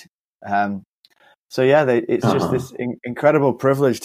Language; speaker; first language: English; native; English